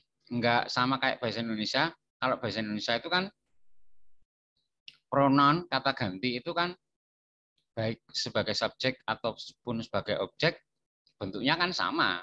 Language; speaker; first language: Indonesian; non-native, local second language; Javanese